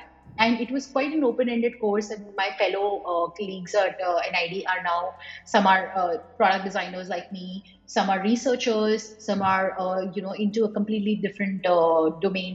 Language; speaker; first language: English; non-native, local second language; Hindi